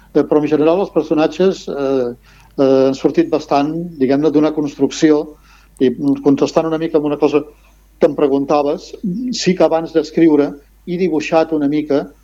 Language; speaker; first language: Catalan; non-native, local second language; Spanish